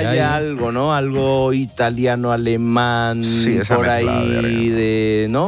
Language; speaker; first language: Spanish; native; Spanish